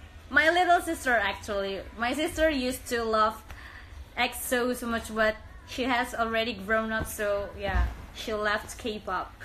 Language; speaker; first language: English; non-native, learner; Indonesian